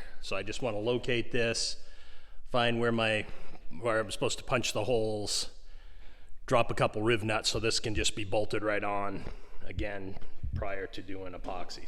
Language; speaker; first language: English; native; English